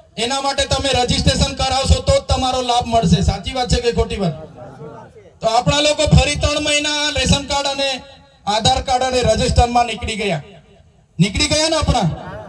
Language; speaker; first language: Gujarati; non-native, local second language; Bhili